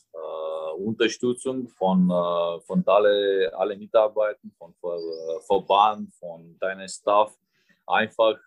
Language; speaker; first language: German; non-native, fluent; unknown